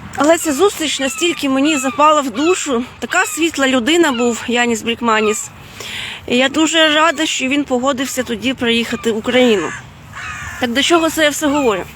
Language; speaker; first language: Ukrainian; non-native, fluent; Lithuanian